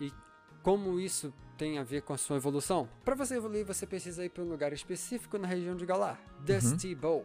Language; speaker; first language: Portuguese; native; Portuguese